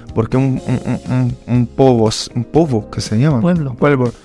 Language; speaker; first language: Spanish; non-native, learner; Portuguese